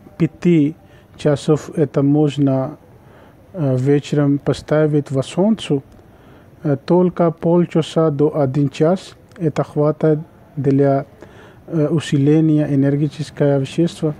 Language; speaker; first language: Russian; non-native, learner; Urdu